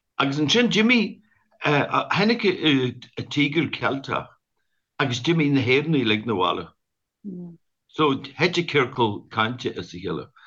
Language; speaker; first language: Irish; native; Irish